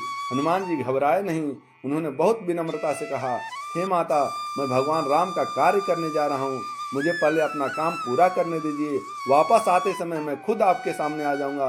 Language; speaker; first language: Hindi; native; Hindi